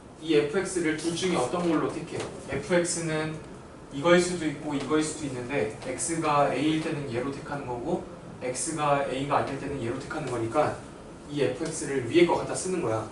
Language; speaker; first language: Korean; native; Korean